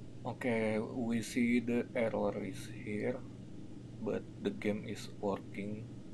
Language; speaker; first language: English; non-native, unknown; Indonesian